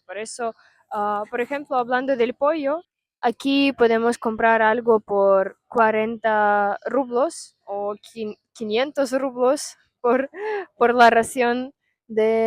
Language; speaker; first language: Spanish; non-native, fluent; Russian